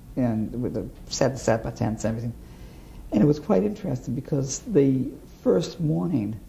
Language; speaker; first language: English; native; English